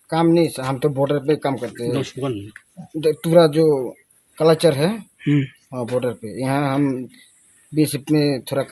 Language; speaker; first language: Hindi; non-native, local second language; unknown